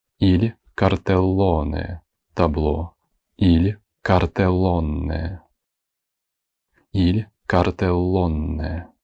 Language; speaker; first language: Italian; non-native, fluent; Ukrainian